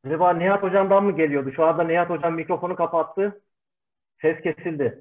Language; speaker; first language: Turkish; native; Turkish